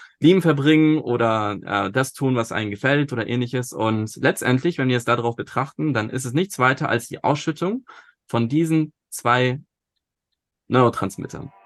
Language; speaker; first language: German; early bilingual, other home language; Russian